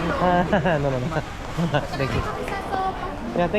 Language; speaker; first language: English; non-native, learner; Korean